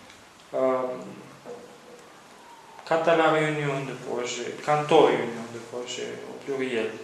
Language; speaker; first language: French; non-native, fluent; Romanian